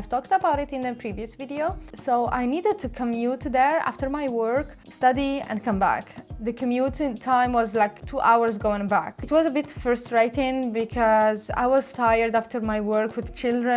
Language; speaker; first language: English; non-native, local second language; Arabic